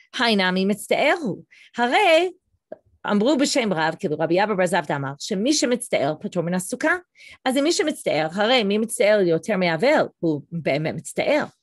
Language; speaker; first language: Hebrew; non-native, fluent; English